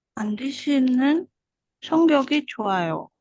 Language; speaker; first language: Korean; non-native, learner; Indonesian